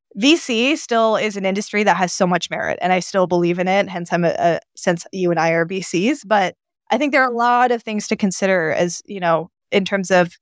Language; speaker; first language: English; non-native, fluent; Japanese